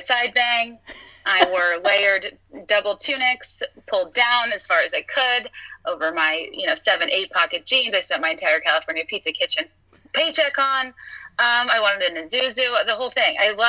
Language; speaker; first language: English; native; English